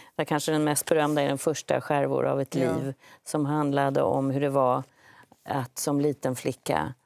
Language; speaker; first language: Swedish; native; Swedish